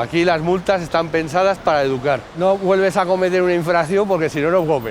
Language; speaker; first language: Spanish; native; Spanish